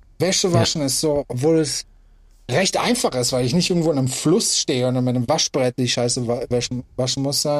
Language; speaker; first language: German; early bilingual, other home language; Persian